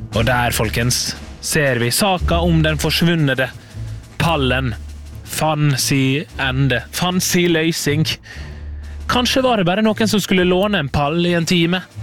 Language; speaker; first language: Norwegian; native; Norwegian